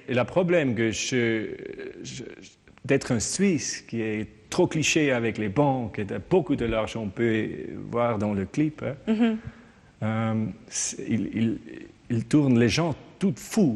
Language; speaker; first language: French; non-native, learner; German